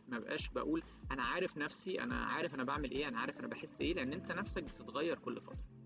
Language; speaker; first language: Arabic; native; Arabic